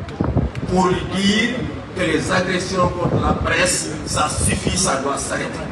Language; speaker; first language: French; non-native, local second language; Wolof